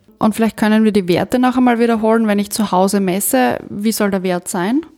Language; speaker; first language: German; native; German